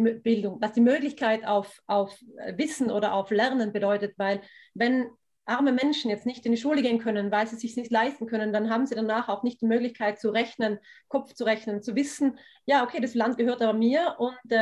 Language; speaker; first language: German; native; German